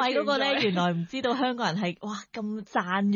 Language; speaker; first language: Cantonese; native; Cantonese